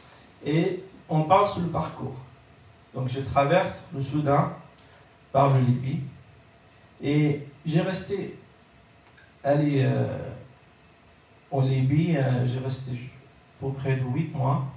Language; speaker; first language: French; non-native, learner; Arabic